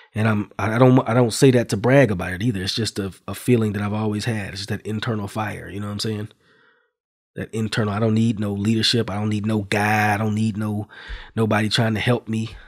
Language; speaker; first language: English; native; English